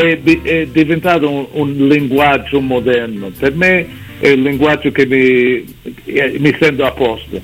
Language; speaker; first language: Italian; early bilingual, heritage; English